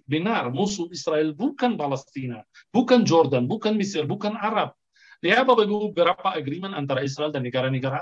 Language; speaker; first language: Indonesian; non-native, fluent; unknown